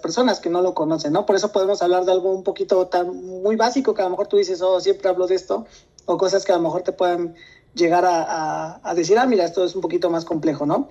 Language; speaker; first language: Spanish; native; Spanish